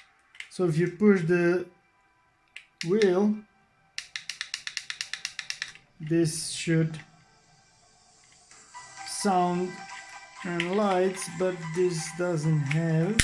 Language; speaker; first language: English; non-native, fluent; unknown